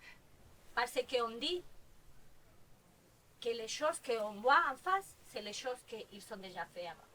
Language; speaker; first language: French; non-native, fluent; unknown